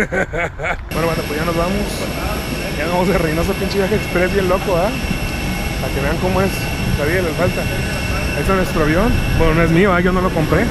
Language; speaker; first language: Spanish; native; Spanish